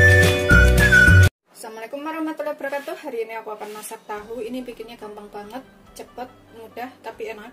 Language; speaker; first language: Indonesian; native; Indonesian